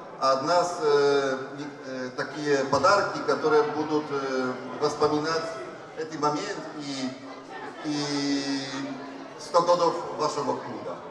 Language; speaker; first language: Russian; non-native, learner; Polish